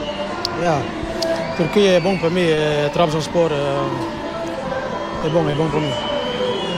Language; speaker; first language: Portuguese; non-native, local second language; Kabuverdianu